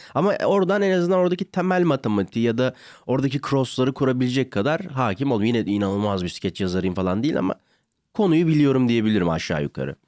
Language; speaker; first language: Turkish; native; Turkish